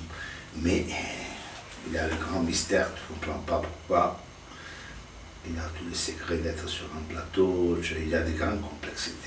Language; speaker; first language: French; non-native, fluent; Italian